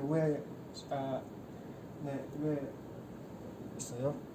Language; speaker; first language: Korean; non-native, learner; Mongolian